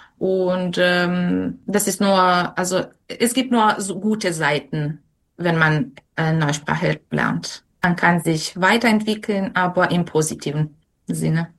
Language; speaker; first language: German; non-native, fluent; Serbian